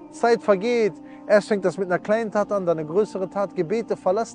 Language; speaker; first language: German; early bilingual, other home language; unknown